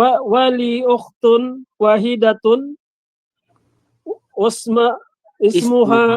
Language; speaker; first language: Arabic; non-native, learner; Filipino